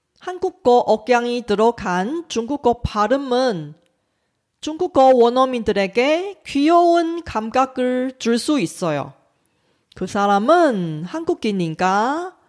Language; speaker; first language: Korean; non-native, fluent; Chinese